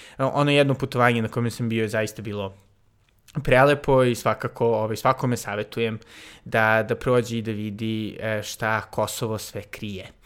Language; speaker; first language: Serbian; native; Serbian